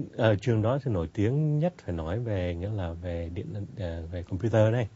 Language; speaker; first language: Vietnamese; native; Vietnamese